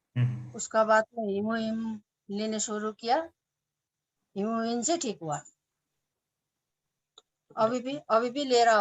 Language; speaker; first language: Hindi; non-native, local second language; Nepali